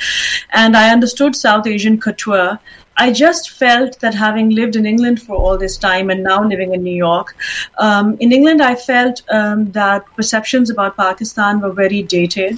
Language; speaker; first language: English; non-native, local second language; Urdu